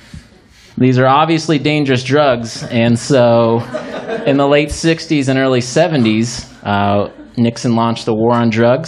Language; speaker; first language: English; native; English